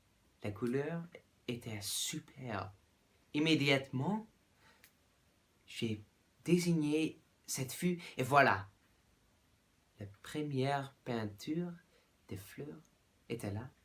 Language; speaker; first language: French; non-native, learner; Dutch